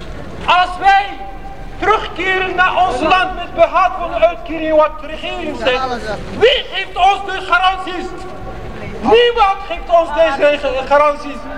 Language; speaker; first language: Dutch; non-native, fluent; Arabic